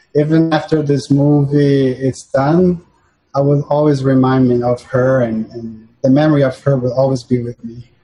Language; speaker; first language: English; non-native, fluent; Portuguese